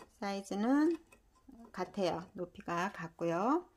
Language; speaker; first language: Korean; native; Korean